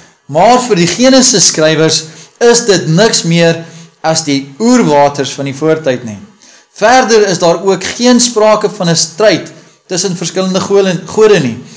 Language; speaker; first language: Afrikaans; early bilingual, heritage; Afrikaans